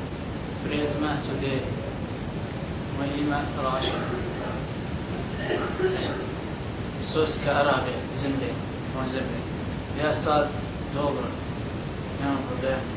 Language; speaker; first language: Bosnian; non-native, learner; Arabic